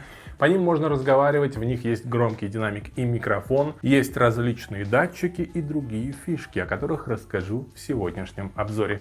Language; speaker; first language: Russian; native; Russian